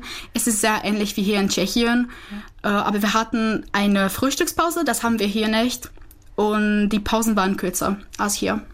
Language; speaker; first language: German; non-native, fluent; Czech